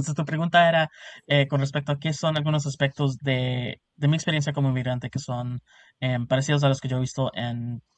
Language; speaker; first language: Spanish; early bilingual, heritage; Spanish